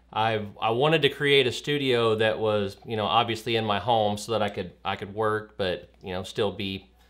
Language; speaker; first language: English; native; English